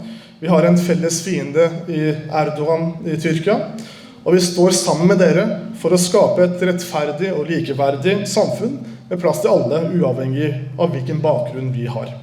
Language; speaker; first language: Norwegian; early bilingual, other home language; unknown